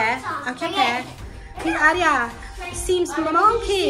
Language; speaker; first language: Italian; native; Italian